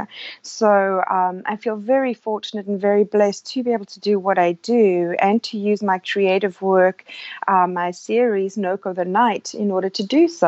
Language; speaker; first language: English; native; English